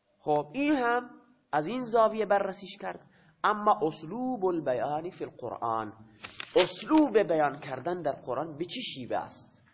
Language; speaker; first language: Persian; non-native, local second language; Baluchi